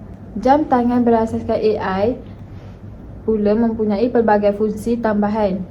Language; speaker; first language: Malay; native; Malay